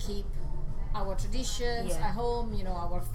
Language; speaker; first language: English; non-native, fluent; Italian